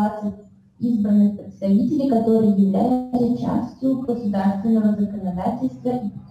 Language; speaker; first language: Russian; native; Russian